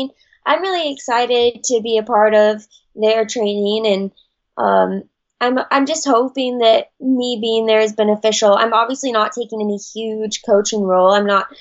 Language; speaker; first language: English; native; English